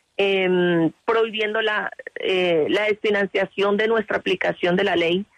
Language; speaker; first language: Spanish; native; Spanish